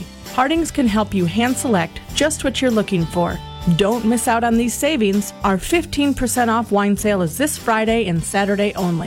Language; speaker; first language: English; native; English